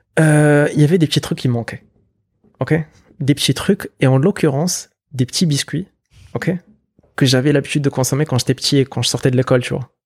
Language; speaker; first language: French; non-native, local second language; Arabic